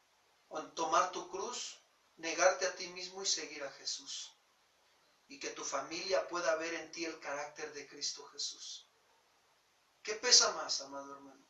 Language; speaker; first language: Spanish; native; Spanish